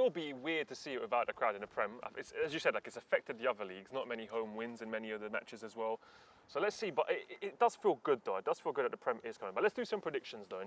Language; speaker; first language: English; early bilingual, other home language; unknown